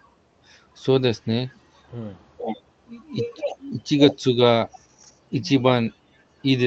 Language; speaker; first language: Japanese; non-native, learner; Kannada